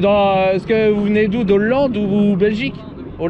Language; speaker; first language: French; native; French